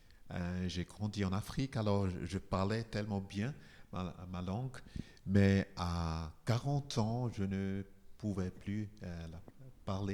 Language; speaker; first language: French; non-native, fluent; Igbo